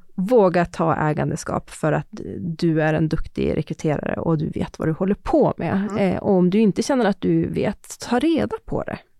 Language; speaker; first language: Swedish; native; Swedish